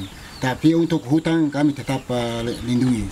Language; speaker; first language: Indonesian; non-native, local second language; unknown